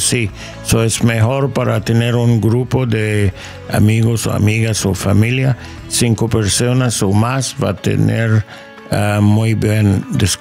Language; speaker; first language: Spanish; non-native, learner; English